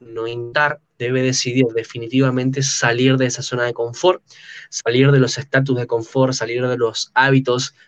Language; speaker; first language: Spanish; native; Spanish